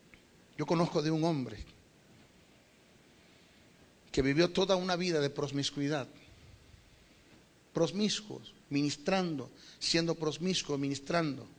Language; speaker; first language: Spanish; native; Spanish